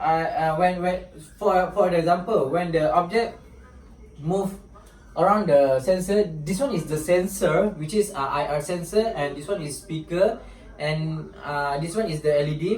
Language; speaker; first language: English; non-native, local second language; Malay